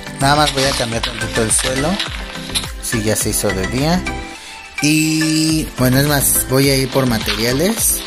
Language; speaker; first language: Spanish; native; Spanish